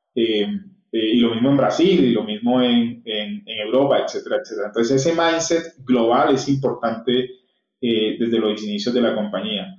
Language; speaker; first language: Spanish; native; Spanish